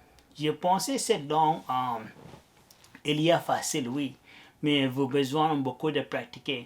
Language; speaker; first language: French; non-native, learner; Arabic